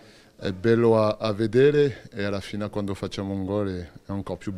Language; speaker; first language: Italian; non-native, learner; French